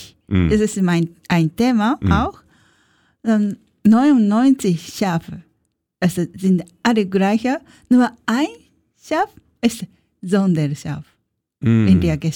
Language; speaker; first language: German; non-native, learner; Japanese